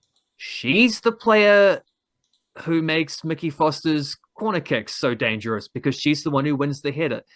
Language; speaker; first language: English; native; English